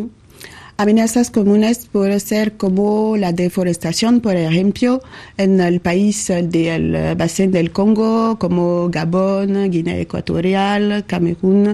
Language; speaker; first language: Spanish; non-native, learner; French